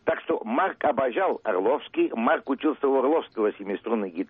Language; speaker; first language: Russian; early bilingual, heritage; Russian